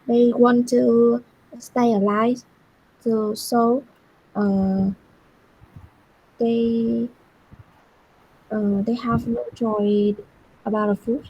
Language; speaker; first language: English; non-native, learner; Vietnamese